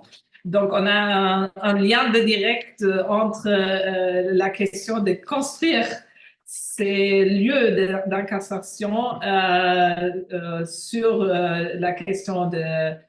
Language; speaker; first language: French; non-native, fluent; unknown